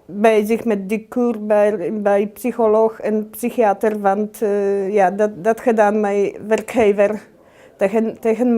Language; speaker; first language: Dutch; non-native, learner; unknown